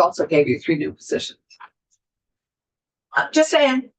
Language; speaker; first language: English; native; English